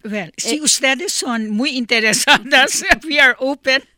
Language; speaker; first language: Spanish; non-native, learner; English